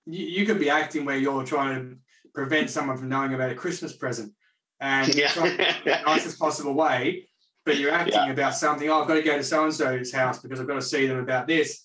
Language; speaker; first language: English; native; English